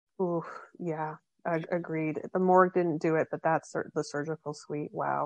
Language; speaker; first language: English; native; English